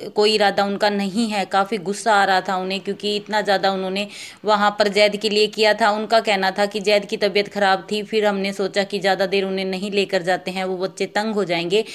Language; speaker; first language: Hindi; native; Hindi